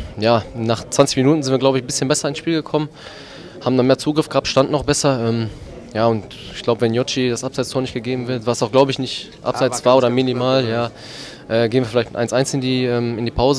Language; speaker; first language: German; native; German